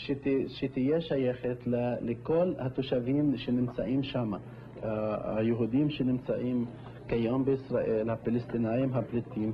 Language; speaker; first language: Hebrew; non-native, local second language; Arabic